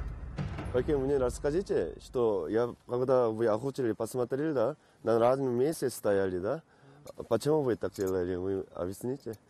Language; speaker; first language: Russian; non-native, fluent; Korean